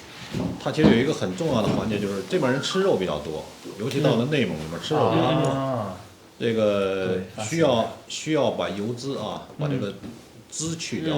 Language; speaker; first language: Chinese; native; Chinese